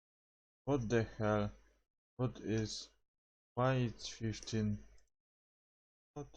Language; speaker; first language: English; non-native, learner; Polish